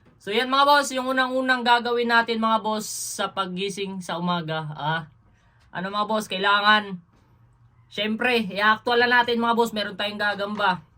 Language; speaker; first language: Filipino; non-native, local second language; Cebuano